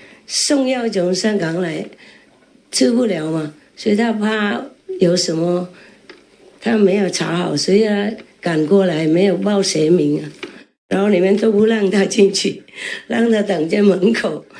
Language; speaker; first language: Chinese; non-native, fluent; Vietnamese